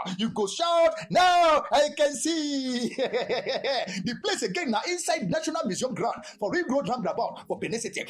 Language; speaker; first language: Nigerian Pidgin; non-native, local second language; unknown